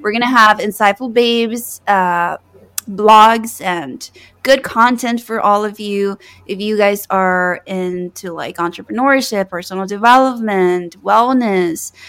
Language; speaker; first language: English; early bilingual, other home language; Spanish